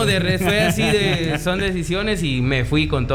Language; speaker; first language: Spanish; native; Spanish